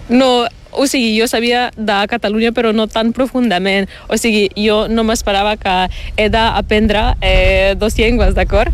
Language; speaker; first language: Catalan; non-native, learner; Ukrainian